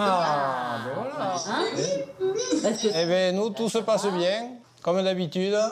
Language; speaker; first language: French; native; French